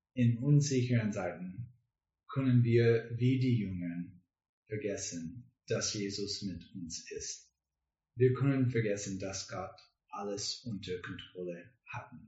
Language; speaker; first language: German; non-native, learner; English